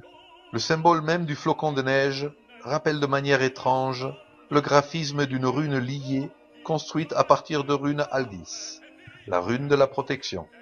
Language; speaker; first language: French; native; French